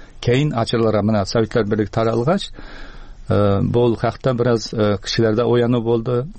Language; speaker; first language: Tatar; early bilingual, heritage; Tatar